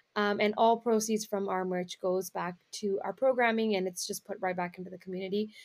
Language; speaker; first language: English; native; English